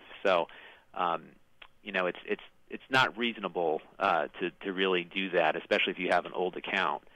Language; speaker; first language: English; native; English